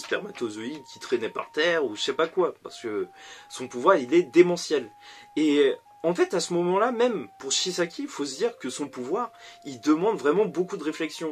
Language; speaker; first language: French; native; French